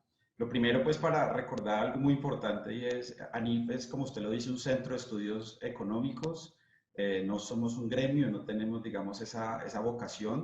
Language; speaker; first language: Spanish; native; Spanish